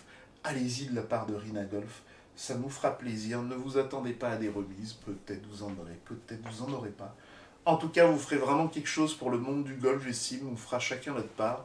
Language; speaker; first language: French; native; French